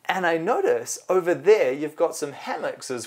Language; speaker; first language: English; native; English